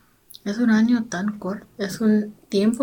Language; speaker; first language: Spanish; non-native, learner; English